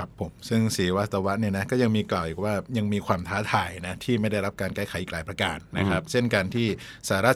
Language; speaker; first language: Thai; native; Thai